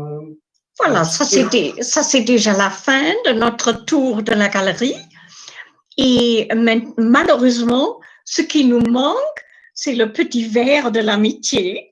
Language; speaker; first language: French; non-native, fluent; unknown